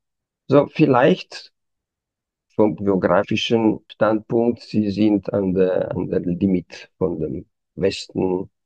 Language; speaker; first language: German; non-native, fluent; Romanian